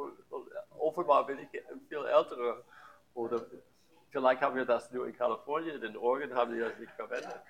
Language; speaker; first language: German; non-native, learner; English